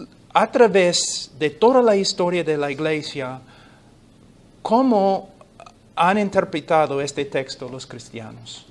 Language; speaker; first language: Spanish; non-native, fluent; English